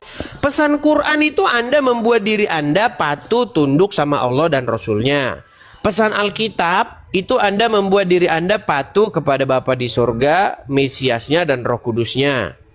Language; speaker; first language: Indonesian; native; Indonesian